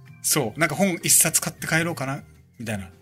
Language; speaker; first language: Japanese; native; Japanese